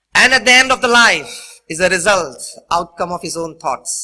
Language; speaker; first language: English; non-native, local second language; Gujarati